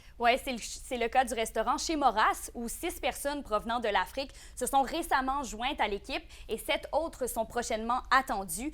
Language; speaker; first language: French; native; French